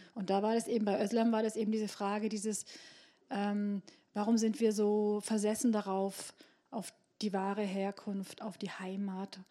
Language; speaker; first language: German; early bilingual, other home language; Turkish